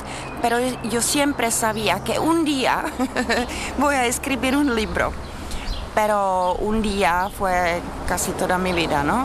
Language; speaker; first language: Spanish; non-native, fluent; Czech